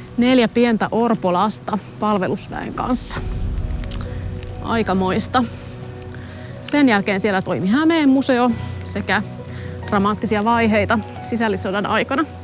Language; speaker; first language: Finnish; native; Finnish